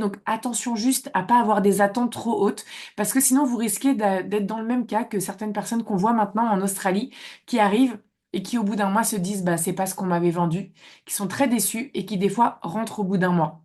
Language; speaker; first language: French; native; French